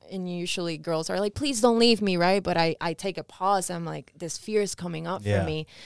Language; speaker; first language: English; early bilingual, other home language; Spanish